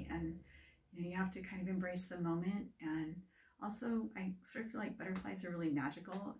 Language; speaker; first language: English; native; English